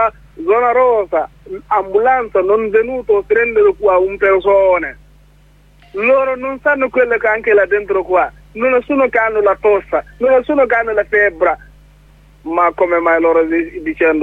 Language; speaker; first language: Italian; non-native, learner; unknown